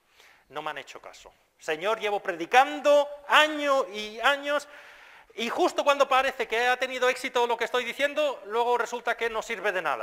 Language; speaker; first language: Spanish; non-native, fluent; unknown